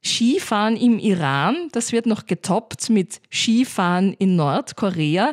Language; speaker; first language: German; native; German